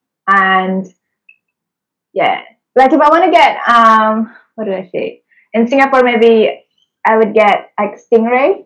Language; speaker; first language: English; early bilingual, other home language; Indonesian